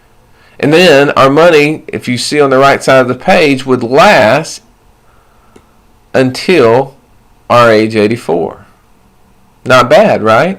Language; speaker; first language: English; native; English